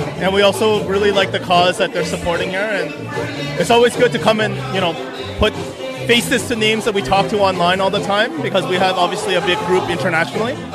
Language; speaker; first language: English; non-native, fluent; German